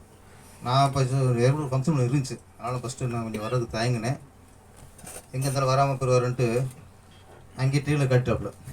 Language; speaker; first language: Tamil; native; Tamil